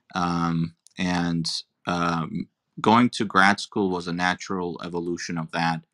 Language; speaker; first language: English; non-native, fluent; Turkish